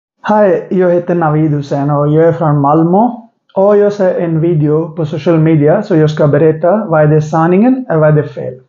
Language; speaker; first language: Swedish; non-native, learner; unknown